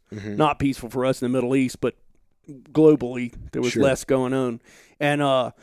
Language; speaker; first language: English; native; English